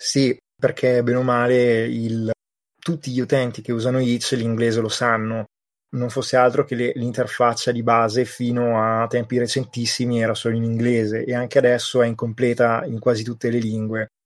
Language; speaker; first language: Italian; native; Italian